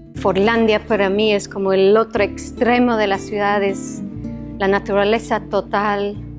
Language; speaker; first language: Spanish; non-native, fluent; English